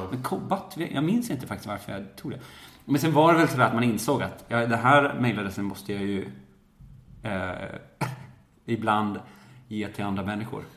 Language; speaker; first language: Swedish; native; Swedish